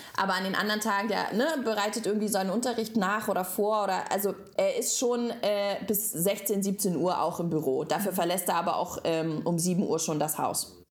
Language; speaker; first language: German; non-native, fluent; Russian